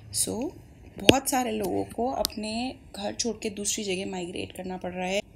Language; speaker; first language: Hindi; native; Hindi